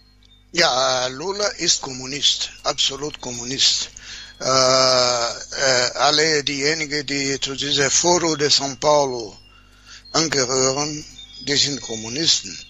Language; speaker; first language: German; non-native, fluent; Portuguese